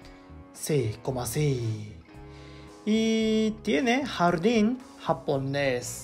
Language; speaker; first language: Spanish; non-native, learner; Japanese